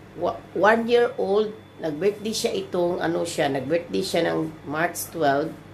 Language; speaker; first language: Filipino; non-native, local second language; Cebuano